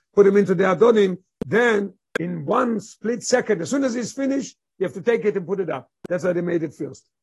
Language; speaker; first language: English; non-native, fluent; Hebrew